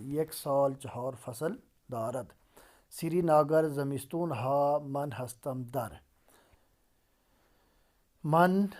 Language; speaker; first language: Persian; non-native, fluent; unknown